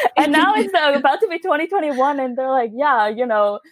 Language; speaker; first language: English; early bilingual, other home language; Hindi